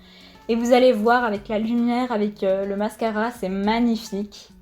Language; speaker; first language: French; native; French